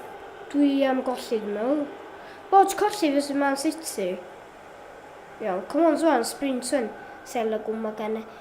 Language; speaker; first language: Welsh; native; Welsh